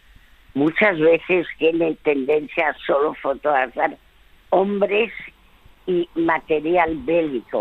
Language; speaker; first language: Spanish; early bilingual, other home language; French